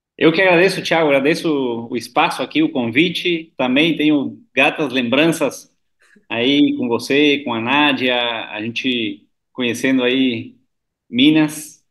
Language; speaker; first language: Portuguese; non-native, fluent; Spanish